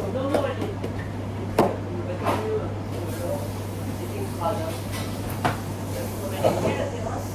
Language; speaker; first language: French; native; French